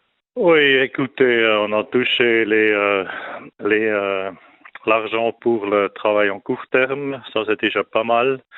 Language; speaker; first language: French; non-native, local second language; German